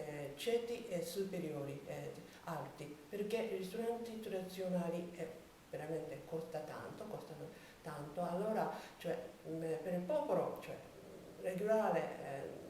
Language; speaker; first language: Italian; non-native, learner; Japanese